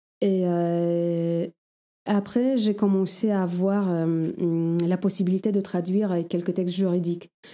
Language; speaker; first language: French; non-native, fluent; Polish